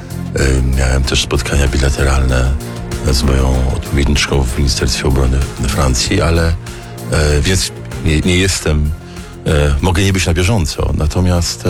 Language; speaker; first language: Polish; native; Polish